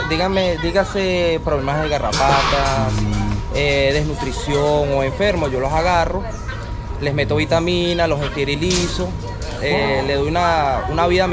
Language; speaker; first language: Spanish; native; Spanish